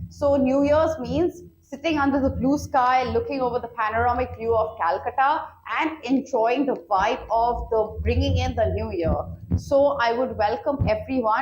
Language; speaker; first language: English; non-native, local second language; Bangla